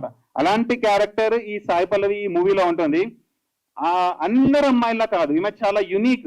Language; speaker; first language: Telugu; native; Telugu